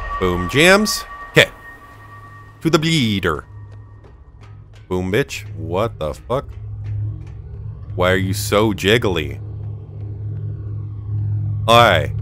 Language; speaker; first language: English; native; English